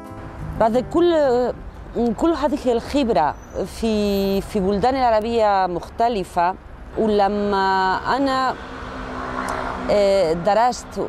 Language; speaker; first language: Arabic; non-native, fluent; Spanish